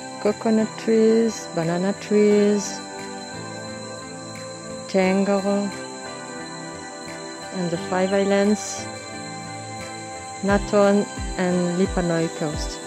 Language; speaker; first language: English; non-native, learner; French